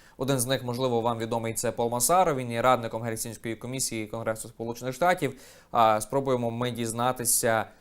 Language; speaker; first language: Ukrainian; native; Ukrainian